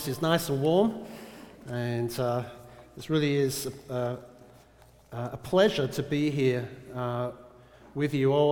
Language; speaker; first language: English; native; English